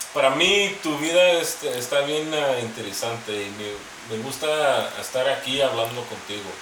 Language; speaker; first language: Spanish; early bilingual, heritage; Spanish